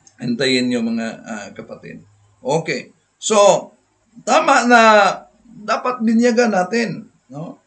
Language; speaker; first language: Filipino; non-native, local second language; Cebuano